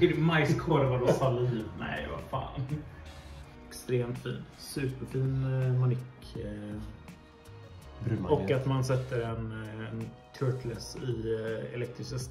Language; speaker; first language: Swedish; native; Swedish